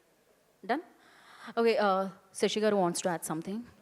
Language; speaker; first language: Telugu; native; Telugu